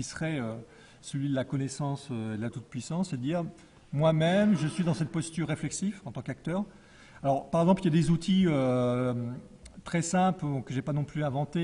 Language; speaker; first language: French; native; French